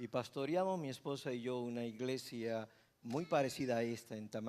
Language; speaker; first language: Spanish; native; Spanish